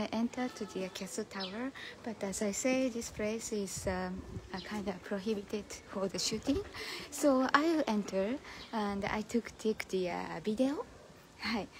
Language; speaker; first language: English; non-native, learner; Japanese